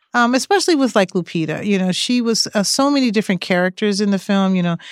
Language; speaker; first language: English; native; English